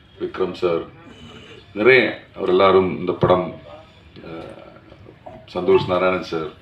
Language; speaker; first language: Tamil; non-native, learner; Malayalam